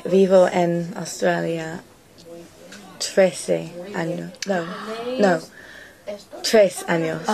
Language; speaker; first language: Spanish; non-native, learner; English